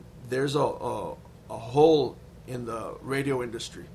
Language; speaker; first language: English; early bilingual, other home language; Spanish